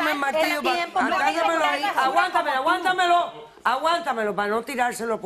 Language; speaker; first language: Spanish; native; Spanish